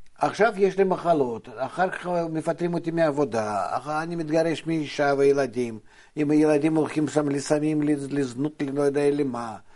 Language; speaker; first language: Hebrew; non-native, fluent; Russian